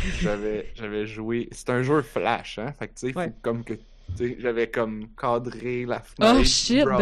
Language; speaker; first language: French; native; French